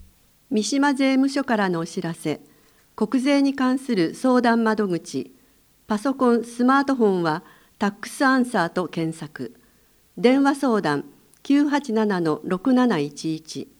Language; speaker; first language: Japanese; native; Japanese